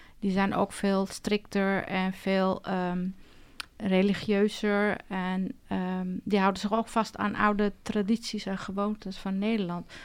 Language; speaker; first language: Dutch; early bilingual, other home language; Turkish